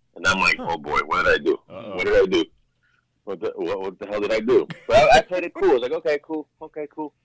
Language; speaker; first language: English; early bilingual, other home language; Spanish